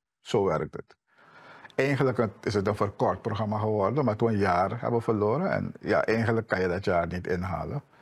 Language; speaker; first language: Dutch; native; Dutch